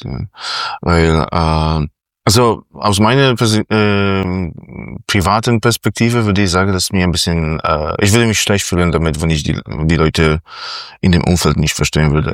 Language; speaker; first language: German; non-native, fluent; Polish